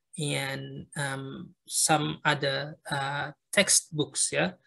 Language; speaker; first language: English; non-native, fluent; Indonesian